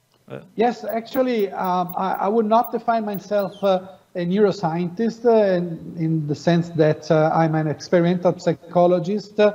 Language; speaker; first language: English; non-native, fluent; Italian